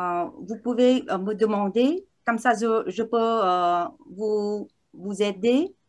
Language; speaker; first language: French; non-native, learner; Vietnamese